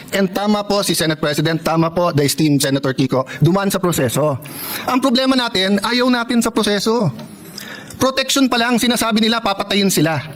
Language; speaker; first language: Filipino; native; Filipino